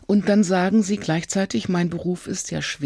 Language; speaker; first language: German; native; German